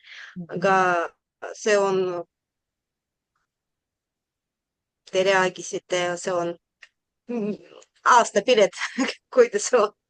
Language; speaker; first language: Estonian; non-native, learner; Russian